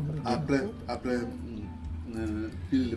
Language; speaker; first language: French; non-native, learner; Indonesian